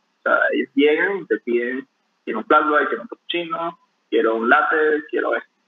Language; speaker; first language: Spanish; native; Spanish